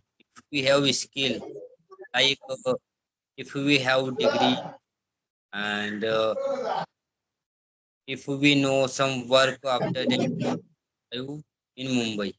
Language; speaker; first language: English; non-native, learner; Hindi